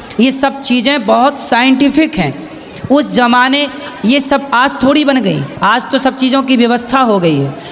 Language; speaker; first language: Hindi; native; Hindi